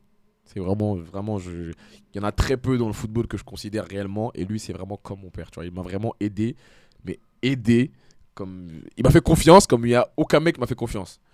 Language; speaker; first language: French; native; French